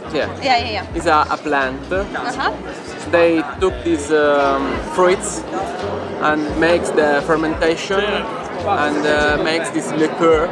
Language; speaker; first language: English; non-native, learner; Italian